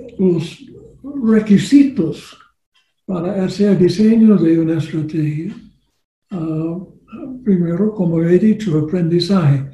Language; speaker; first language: Spanish; non-native, learner; English